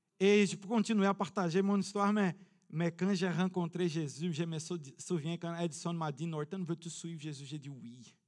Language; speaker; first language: French; non-native, fluent; Portuguese